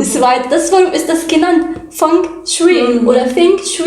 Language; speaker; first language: German; non-native, learner; Arabic